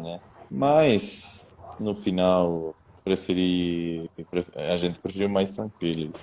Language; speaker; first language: Portuguese; non-native, fluent; Spanish